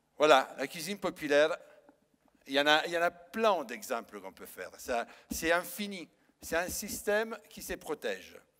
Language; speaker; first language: French; non-native, fluent; Italian